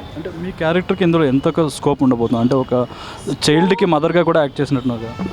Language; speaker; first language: Telugu; native; Telugu